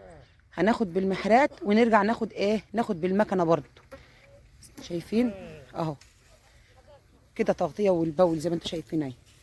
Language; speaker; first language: Arabic; native; Arabic